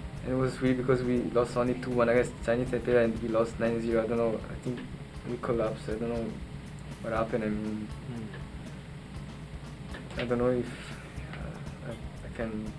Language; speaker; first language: English; non-native, learner; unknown